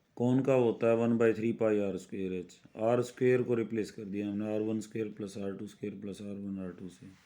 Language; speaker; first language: Hindi; native; Hindi